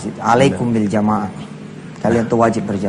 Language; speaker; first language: Indonesian; non-native, local second language; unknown